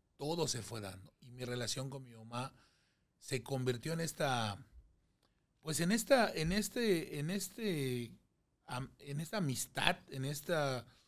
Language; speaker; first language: Spanish; native; Spanish